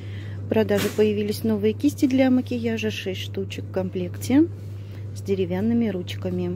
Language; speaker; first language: Russian; native; Russian